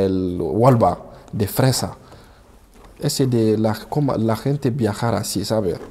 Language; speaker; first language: Spanish; non-native, learner; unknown